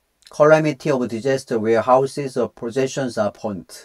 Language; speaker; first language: English; non-native, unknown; Korean